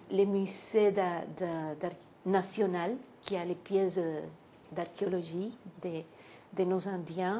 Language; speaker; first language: French; non-native, fluent; Spanish